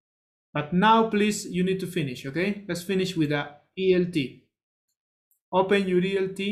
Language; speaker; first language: English; non-native, learner; Spanish